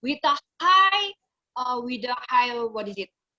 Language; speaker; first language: English; non-native, learner; Indonesian